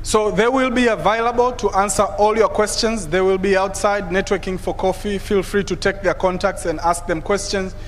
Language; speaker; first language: English; non-native, local second language; Swahili